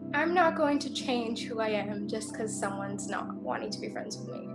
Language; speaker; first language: English; native; English